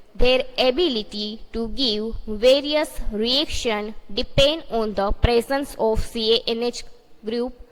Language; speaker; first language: English; non-native, local second language; Gujarati